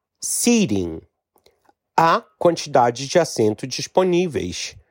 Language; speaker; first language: Portuguese; non-native, fluent; English